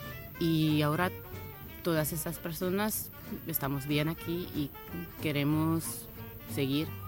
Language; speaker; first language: Spanish; non-native, fluent; French